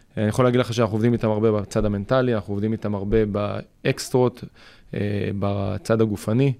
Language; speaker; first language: Hebrew; native; Hebrew